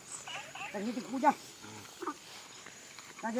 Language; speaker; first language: Chinese; native; Chinese